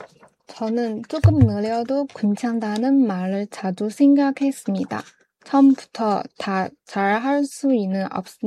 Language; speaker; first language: Korean; non-native, learner; Chinese